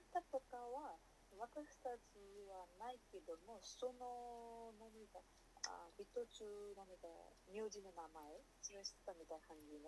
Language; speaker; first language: Japanese; non-native, learner; Nepali